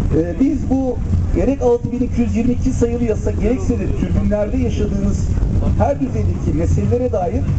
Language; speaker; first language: Turkish; native; Turkish